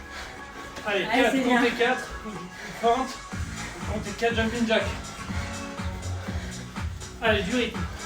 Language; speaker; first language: French; native; French